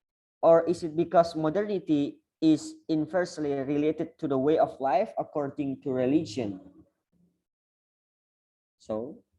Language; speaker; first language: English; non-native, learner; Indonesian